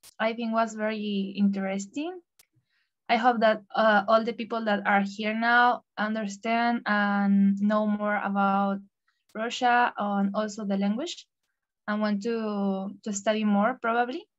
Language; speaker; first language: English; non-native, learner; Spanish